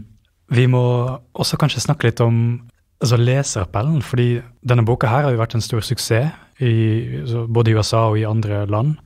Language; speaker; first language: Norwegian; native; Norwegian